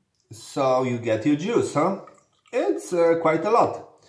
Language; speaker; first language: English; non-native, fluent; Polish